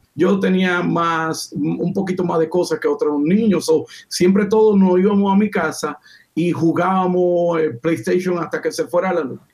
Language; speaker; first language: Spanish; native; Spanish